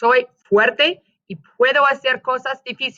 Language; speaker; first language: Spanish; non-native, fluent; English